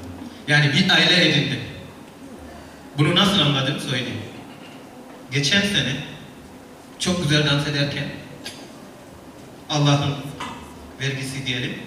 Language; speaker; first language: Turkish; non-native, fluent; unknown